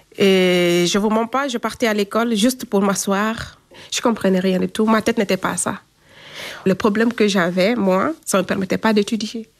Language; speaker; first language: French; non-native, local second language; Fula